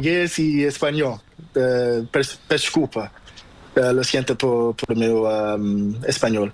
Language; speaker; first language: Spanish; non-native, learner; Portuguese